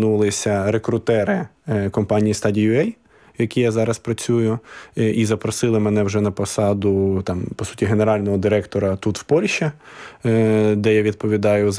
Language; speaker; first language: Ukrainian; native; Ukrainian